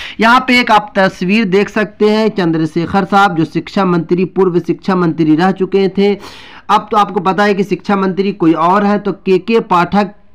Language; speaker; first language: Hindi; native; Hindi